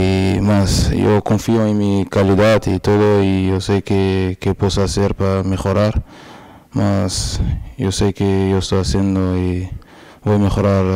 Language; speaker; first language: Spanish; non-native, learner; Portuguese